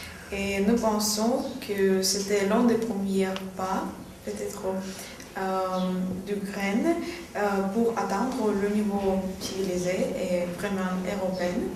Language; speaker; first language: French; non-native, fluent; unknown